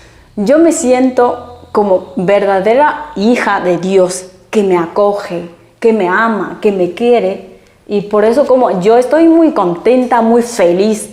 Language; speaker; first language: Spanish; non-native, fluent; Chinese